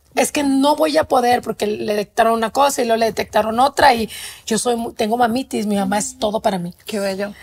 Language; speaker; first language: Spanish; native; Spanish